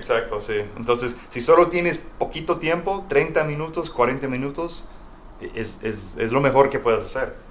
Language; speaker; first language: Spanish; non-native, fluent; English